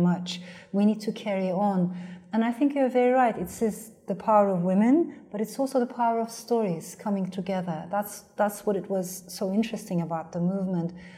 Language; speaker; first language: English; non-native, fluent; Turkish